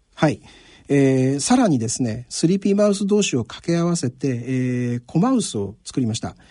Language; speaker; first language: Japanese; native; Japanese